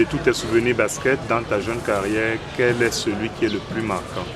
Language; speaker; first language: French; native; French